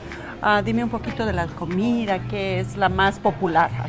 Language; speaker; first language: Spanish; native; Spanish